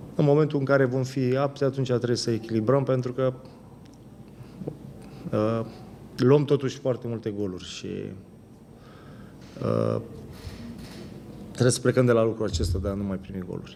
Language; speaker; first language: Romanian; native; Romanian